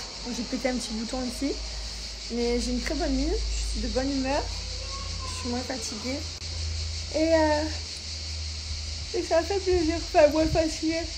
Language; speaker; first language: French; native; French